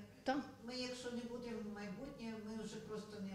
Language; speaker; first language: Ukrainian; native; Ukrainian